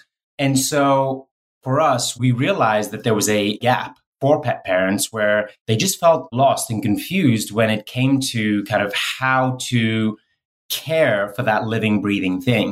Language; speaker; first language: English; native; English